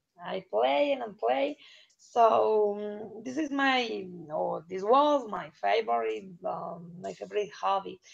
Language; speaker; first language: English; non-native, learner; Spanish